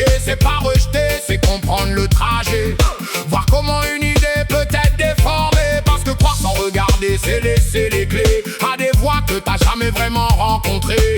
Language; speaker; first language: French; native; French